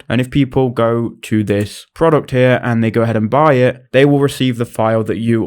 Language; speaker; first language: English; native; English